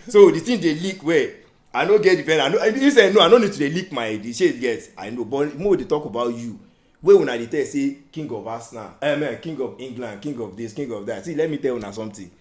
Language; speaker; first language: Nigerian Pidgin; non-native, local second language; Yoruba